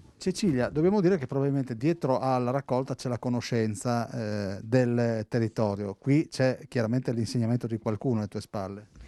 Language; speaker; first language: Italian; native; Italian